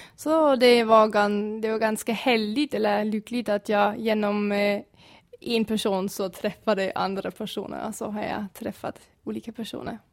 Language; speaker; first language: Swedish; non-native, fluent; German